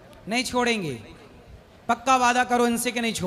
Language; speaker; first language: Hindi; native; Hindi